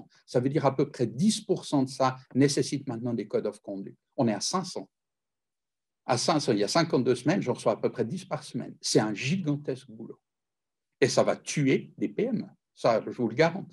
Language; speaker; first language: French; native; French